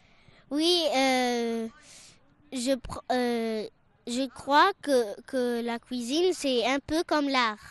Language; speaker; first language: French; non-native, fluent; Arabic